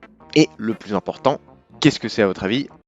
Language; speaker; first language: French; native; French